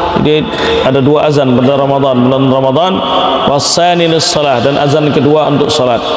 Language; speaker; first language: Malay; native; Malay